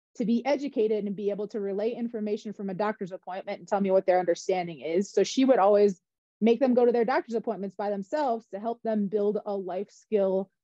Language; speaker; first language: English; native; English